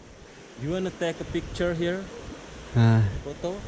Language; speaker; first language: English; non-native, learner; Indonesian